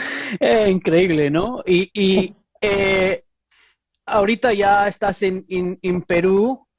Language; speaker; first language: Spanish; non-native, fluent; English